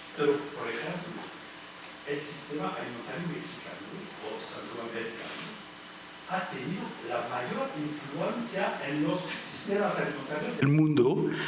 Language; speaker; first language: Spanish; non-native, learner; French